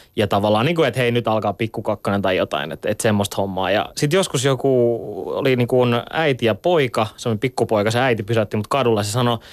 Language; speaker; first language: Finnish; native; Finnish